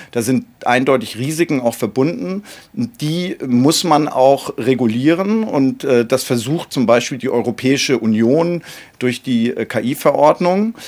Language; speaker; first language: German; native; German